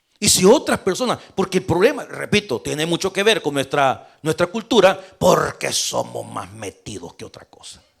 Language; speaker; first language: Spanish; native; Spanish